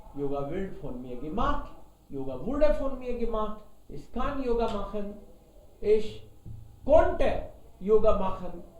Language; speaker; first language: German; non-native, learner; Hindi